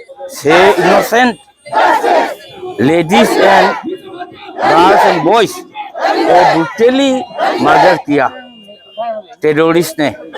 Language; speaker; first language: Hindi; non-native, local second language; Manipuri